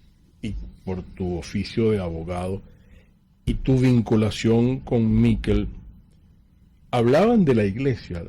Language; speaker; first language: Spanish; native; Spanish